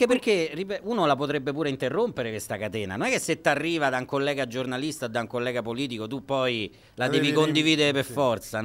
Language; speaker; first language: Italian; native; Italian